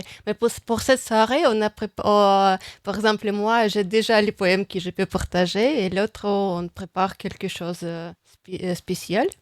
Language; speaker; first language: French; non-native, fluent; Russian